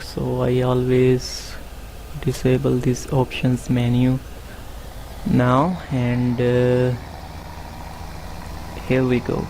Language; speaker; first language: English; non-native, fluent; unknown